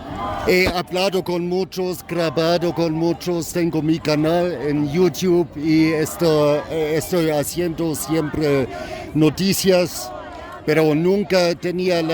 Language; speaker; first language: Spanish; non-native, fluent; German